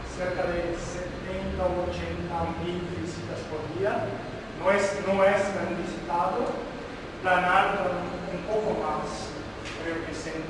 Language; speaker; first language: Spanish; non-native, learner; Portuguese